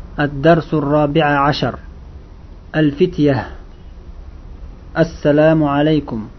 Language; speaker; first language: Arabic; non-native, fluent; Uzbek